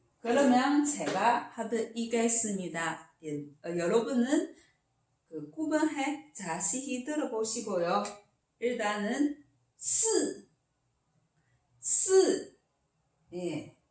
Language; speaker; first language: Korean; non-native, learner; Chinese